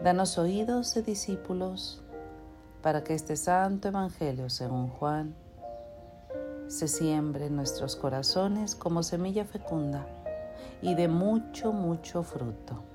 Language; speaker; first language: Spanish; native; Spanish